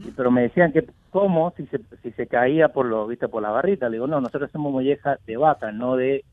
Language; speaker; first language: Spanish; native; Spanish